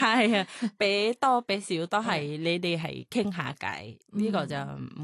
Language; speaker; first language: Cantonese; non-native, fluent; Thai